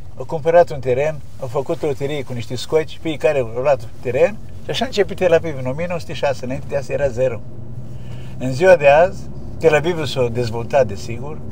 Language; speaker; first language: Romanian; native; Romanian